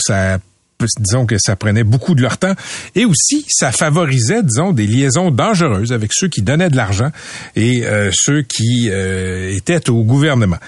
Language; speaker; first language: French; native; French